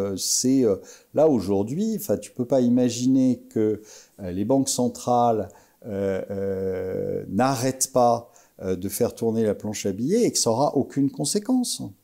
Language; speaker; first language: French; native; French